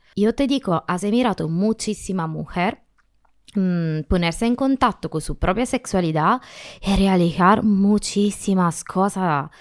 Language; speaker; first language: Spanish; non-native, learner; Italian